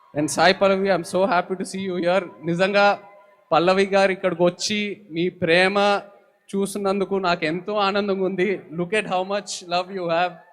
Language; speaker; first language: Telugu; native; Telugu